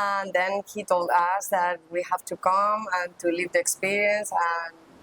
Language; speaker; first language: English; non-native, learner; Spanish